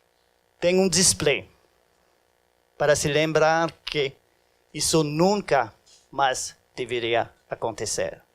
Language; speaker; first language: Portuguese; non-native, fluent; French